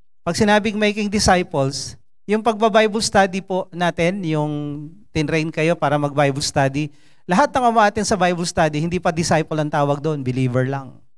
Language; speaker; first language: Filipino; non-native, local second language; Cebuano